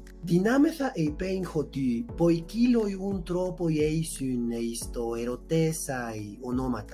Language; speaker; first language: Greek; non-native, fluent; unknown